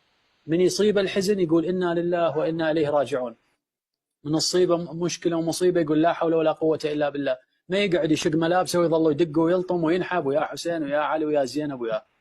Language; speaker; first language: Arabic; native; Arabic